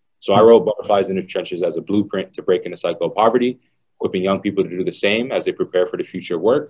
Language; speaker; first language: English; native; English